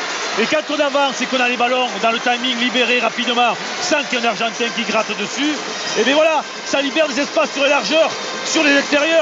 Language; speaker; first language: French; native; French